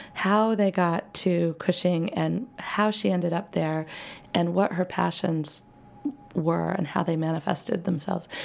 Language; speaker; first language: English; native; English